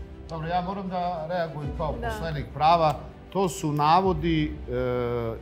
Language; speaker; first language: Serbian; native; Serbian